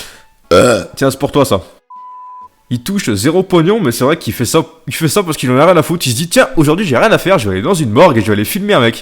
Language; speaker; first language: French; native; French